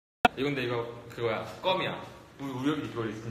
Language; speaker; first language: Korean; native; Korean